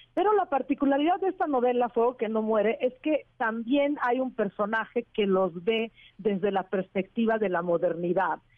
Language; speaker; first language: Spanish; non-native, fluent; Italian